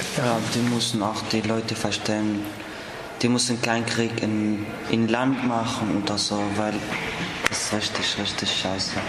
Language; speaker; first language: German; non-native, learner; Arabic